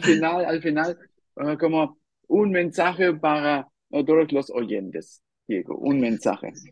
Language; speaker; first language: Spanish; non-native, fluent; German